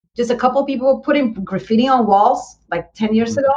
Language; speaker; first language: English; early bilingual, other home language; Spanish